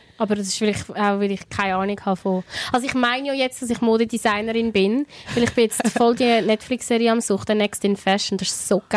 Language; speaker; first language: German; native; German